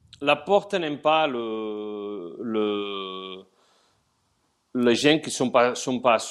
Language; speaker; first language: French; non-native, learner; Spanish